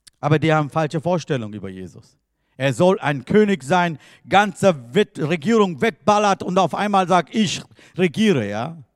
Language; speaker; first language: German; non-native, fluent; Tamil